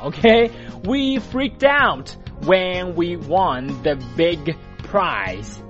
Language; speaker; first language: English; non-native, fluent; Chinese